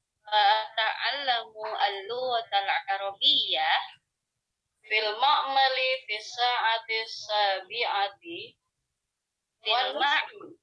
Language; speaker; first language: Arabic; non-native, learner; Indonesian